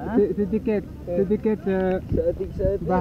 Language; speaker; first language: Indonesian; non-native, learner; Arabic